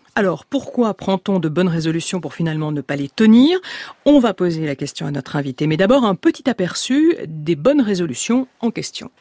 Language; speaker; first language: French; native; French